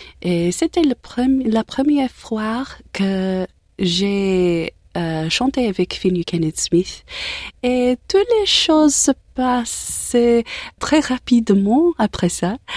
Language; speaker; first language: French; non-native, learner; English